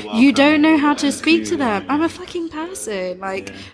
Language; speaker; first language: English; early bilingual, other home language; Hindi